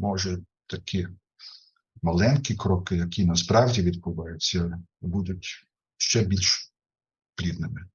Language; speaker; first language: Ukrainian; non-native, fluent; German